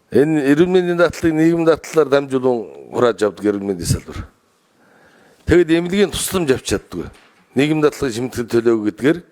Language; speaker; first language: Mongolian; non-native, local second language; Kazakh